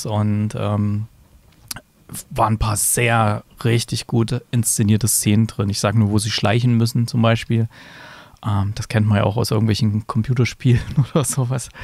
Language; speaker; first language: German; native; German